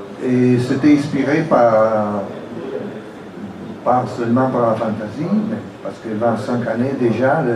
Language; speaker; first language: French; non-native, fluent; Italian